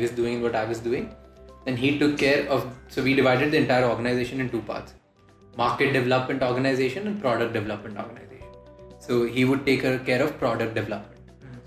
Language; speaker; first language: English; non-native, local second language; Hindi